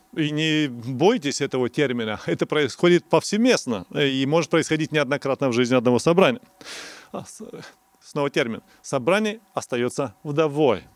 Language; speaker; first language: Russian; non-native, local second language; Romanian